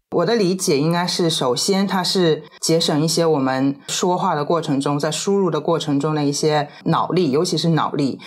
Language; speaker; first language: Chinese; native; Chinese